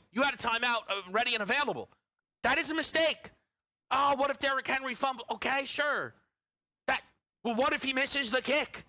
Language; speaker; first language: English; native; English